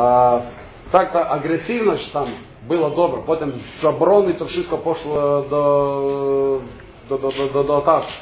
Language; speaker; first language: Polish; non-native, fluent; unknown